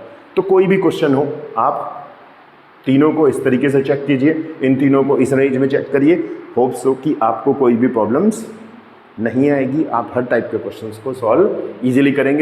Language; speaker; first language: Hindi; native; Hindi